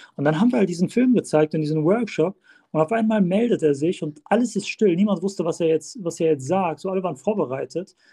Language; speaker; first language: German; early bilingual, other home language; Turkish